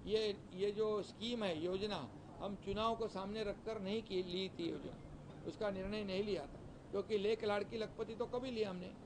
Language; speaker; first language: Hindi; non-native, local second language; Marathi